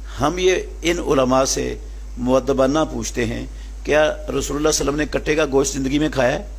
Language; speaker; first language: Urdu; non-native, local second language; Punjabi